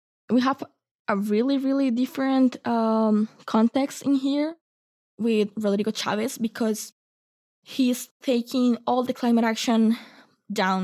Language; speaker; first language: English; non-native, fluent; Spanish